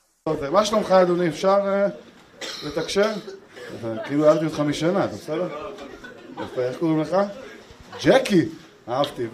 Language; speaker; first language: Hebrew; native; Hebrew